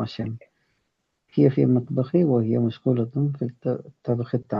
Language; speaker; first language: Arabic; non-native, learner; Urdu